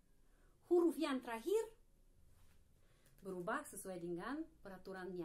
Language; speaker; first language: Indonesian; non-native, fluent; Russian